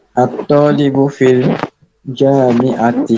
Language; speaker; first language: Arabic; non-native, learner; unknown